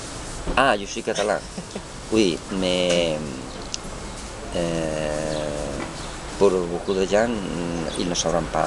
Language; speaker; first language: French; non-native, learner; Spanish